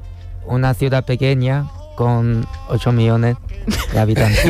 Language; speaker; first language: Spanish; non-native, fluent; Chinese